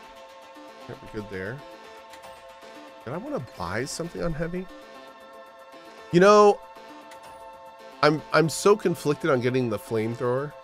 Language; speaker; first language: English; native; English